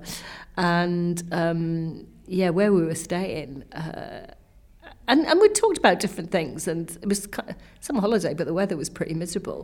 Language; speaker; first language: English; native; English